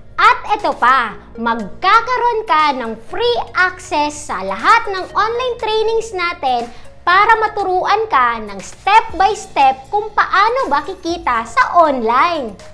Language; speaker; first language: Filipino; non-native, local second language; Bikol